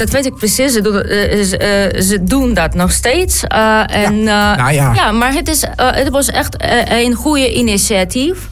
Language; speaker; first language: Dutch; non-native, learner; Ukrainian